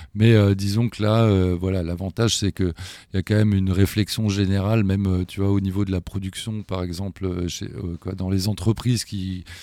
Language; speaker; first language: French; non-native, fluent; German